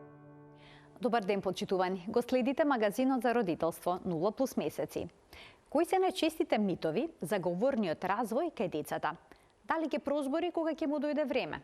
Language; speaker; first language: Macedonian; native; Macedonian